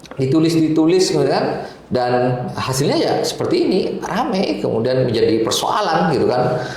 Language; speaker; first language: Indonesian; non-native, local second language; Madurese